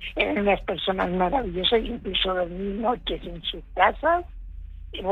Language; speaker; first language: Spanish; native; Spanish